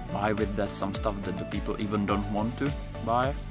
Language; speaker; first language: English; non-native, learner; Czech